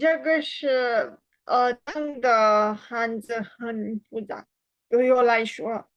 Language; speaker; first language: Chinese; non-native, learner; English